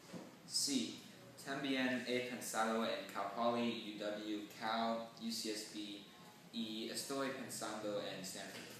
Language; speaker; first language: Spanish; non-native, learner; English